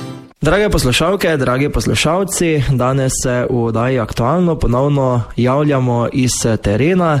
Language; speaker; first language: Slovenian; native; Slovenian